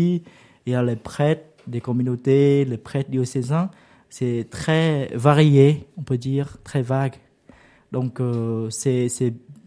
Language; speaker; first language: French; non-native, learner; Vietnamese